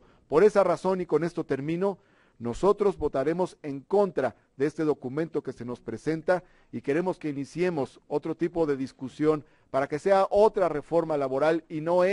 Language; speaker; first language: Spanish; native; Spanish